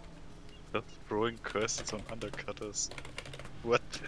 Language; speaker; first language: English; non-native, learner; German